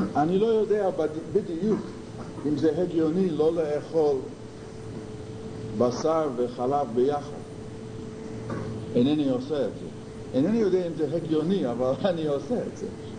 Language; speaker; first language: Hebrew; non-native, fluent; English